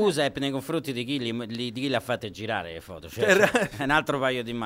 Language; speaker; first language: Italian; native; Italian